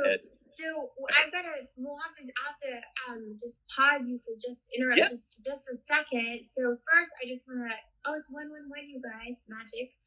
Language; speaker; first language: English; native; English